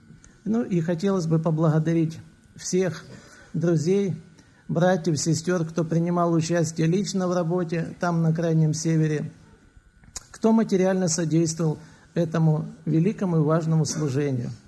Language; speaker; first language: Russian; native; Russian